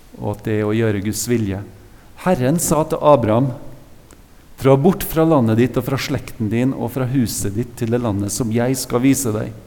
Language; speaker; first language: Norwegian; native; Norwegian